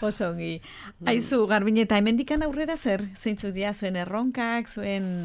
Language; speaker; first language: Basque; native; Basque